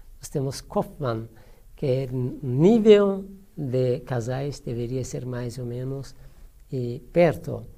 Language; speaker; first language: Portuguese; non-native, learner; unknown